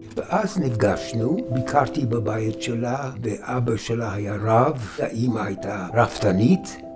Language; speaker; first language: Hebrew; non-native, fluent; English